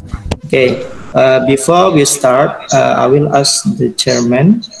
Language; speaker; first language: English; non-native, fluent; Indonesian